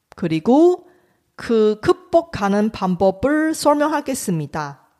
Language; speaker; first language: Korean; non-native, fluent; Chinese